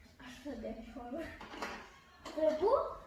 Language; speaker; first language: Turkish; early bilingual, heritage; Turkish